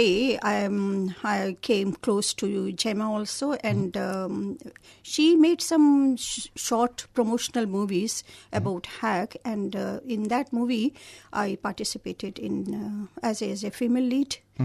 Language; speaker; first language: English; non-native, local second language; Hindi